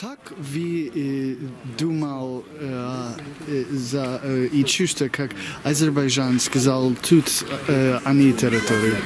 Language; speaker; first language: Russian; non-native, learner; English